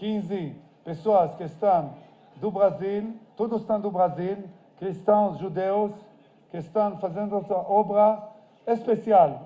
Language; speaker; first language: Portuguese; non-native, fluent; Hebrew